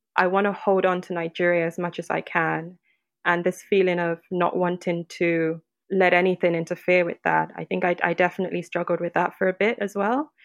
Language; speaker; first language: English; non-native, local second language; Yoruba